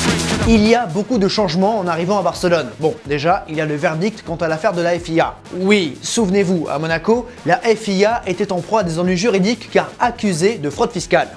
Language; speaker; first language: French; native; French